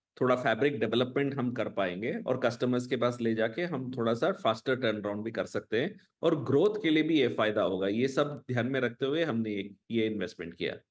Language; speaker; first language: Hindi; non-native, local second language; Tamil